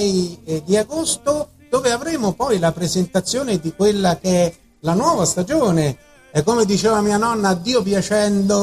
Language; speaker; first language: Italian; native; Italian